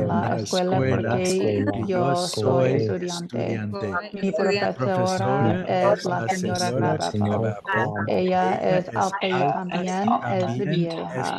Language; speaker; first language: Spanish; non-native, learner; English